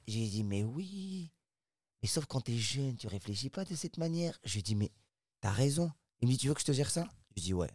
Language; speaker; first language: French; non-native, local second language; Arabic